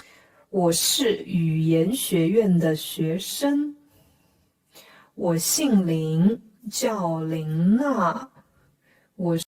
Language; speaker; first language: Chinese; non-native, fluent; Khmer